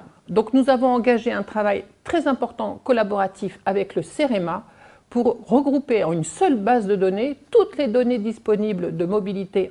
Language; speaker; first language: French; native; French